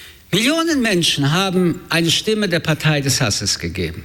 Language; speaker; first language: German; early bilingual, other home language; French